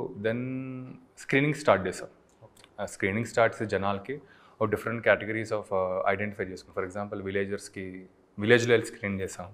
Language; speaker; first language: Telugu; native; Telugu